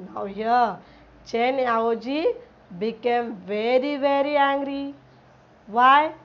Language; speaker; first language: English; non-native, local second language; Marathi